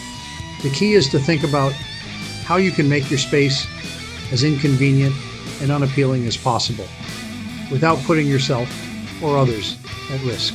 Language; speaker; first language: English; native; English